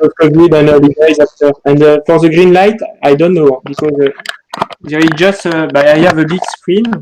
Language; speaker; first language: English; non-native, learner; French